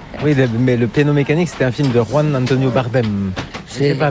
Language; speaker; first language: French; native; French